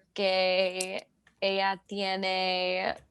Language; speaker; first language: Spanish; non-native, learner; English